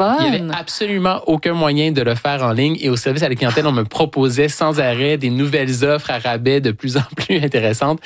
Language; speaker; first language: French; native; French